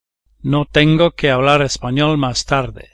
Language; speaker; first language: Spanish; non-native, learner; English